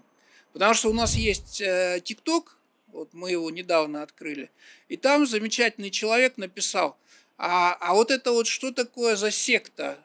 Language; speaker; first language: Russian; native; Russian